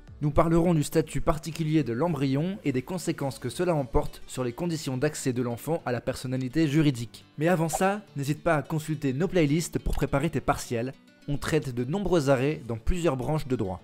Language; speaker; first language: French; native; French